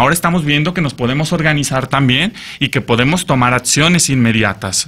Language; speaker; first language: Spanish; native; Spanish